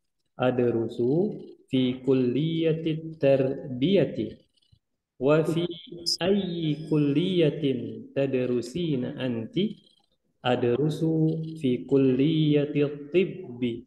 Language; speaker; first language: Arabic; non-native, fluent; Indonesian